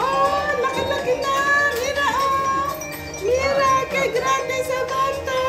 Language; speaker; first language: Spanish; non-native, learner; Filipino